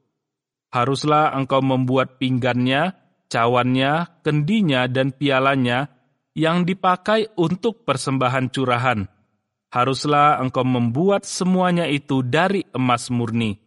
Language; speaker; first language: Indonesian; native; Indonesian